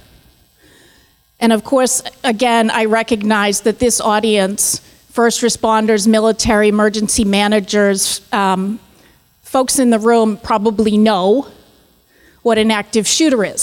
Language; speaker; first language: English; native; English